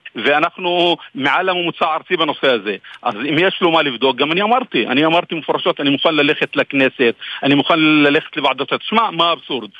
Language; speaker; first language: Hebrew; non-native, local second language; Arabic